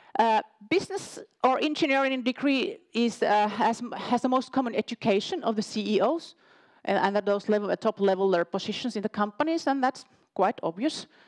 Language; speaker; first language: English; non-native, fluent; Finnish